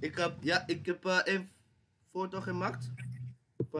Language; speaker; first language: Dutch; non-native, learner; English